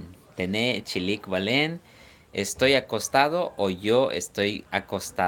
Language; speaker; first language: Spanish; non-native, local second language; Yucateco